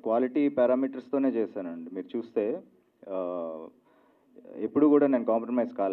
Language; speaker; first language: Telugu; native; Telugu